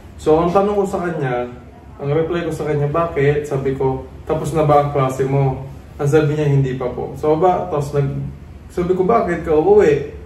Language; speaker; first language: Filipino; native; Filipino